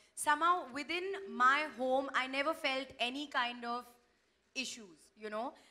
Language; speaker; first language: English; non-native, local second language; Hindi